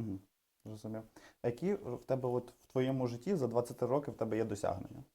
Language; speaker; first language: Ukrainian; native; Ukrainian